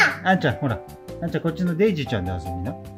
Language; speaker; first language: Japanese; native; Japanese